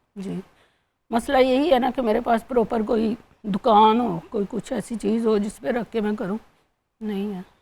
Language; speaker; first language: Urdu; non-native, local second language; Punjabi